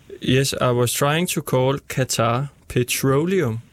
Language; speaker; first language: English; non-native, learner; Danish